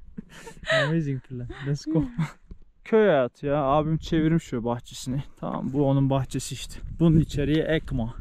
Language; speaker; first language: Turkish; native; Turkish